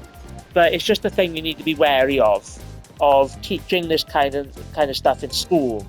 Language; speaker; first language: English; native; English